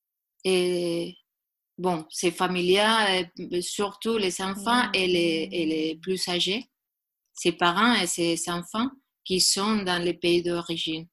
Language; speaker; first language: French; non-native, learner; Spanish